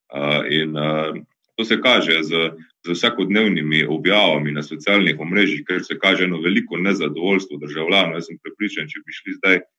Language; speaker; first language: Slovenian; native; Slovenian